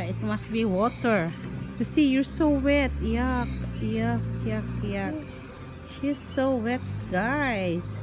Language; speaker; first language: English; non-native, local second language; Filipino